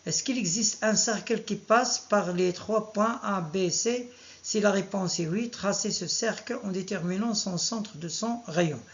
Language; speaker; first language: French; non-native, local second language; Arabic